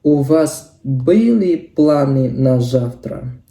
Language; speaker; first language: Russian; non-native, learner; Indonesian